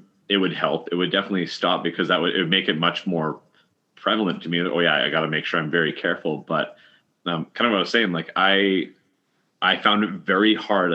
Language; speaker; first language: English; native; English